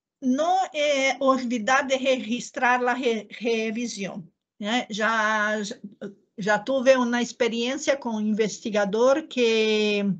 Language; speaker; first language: Spanish; non-native, learner; Portuguese